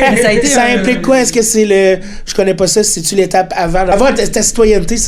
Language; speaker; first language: French; native; French